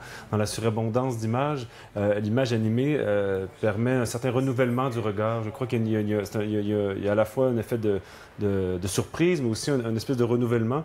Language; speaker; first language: French; native; French